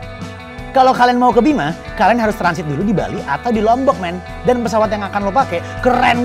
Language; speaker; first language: Indonesian; native; Indonesian